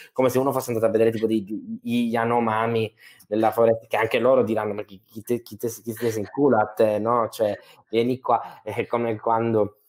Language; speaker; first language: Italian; native; Italian